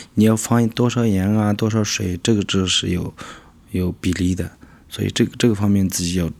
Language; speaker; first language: Chinese; native; Chinese